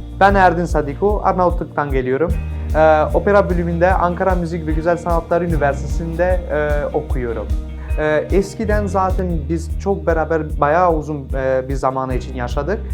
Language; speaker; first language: Turkish; non-native, learner; Albanian